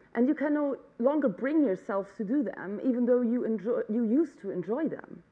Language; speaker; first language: English; non-native, fluent; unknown